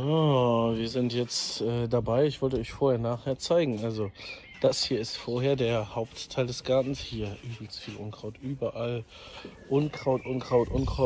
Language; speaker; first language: German; native; German